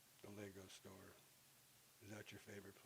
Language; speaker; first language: English; native; English